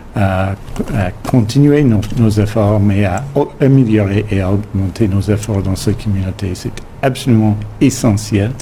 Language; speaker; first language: French; non-native, local second language; English